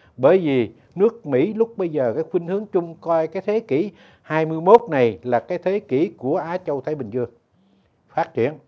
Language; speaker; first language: Vietnamese; native; Vietnamese